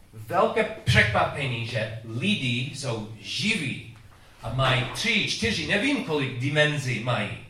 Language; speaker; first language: Czech; non-native, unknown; English